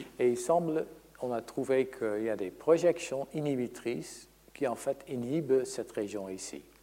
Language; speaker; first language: French; non-native, fluent; Dutch